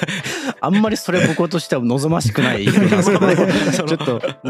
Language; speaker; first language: Japanese; native; Japanese